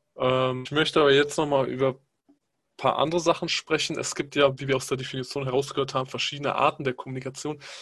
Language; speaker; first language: German; early bilingual, other home language; Pashto